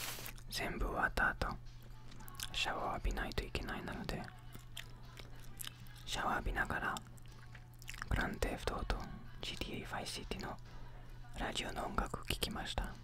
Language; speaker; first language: Japanese; non-native, learner; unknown